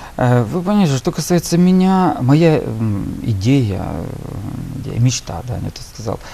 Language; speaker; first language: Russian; native; Russian